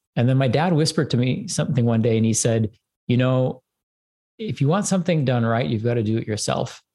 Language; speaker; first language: English; early bilingual, other home language; Hindi